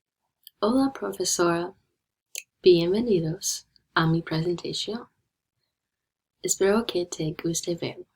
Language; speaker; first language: Spanish; non-native, learner; English